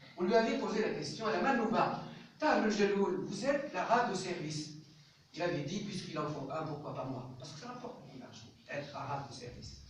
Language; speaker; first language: French; non-native, local second language; Arabic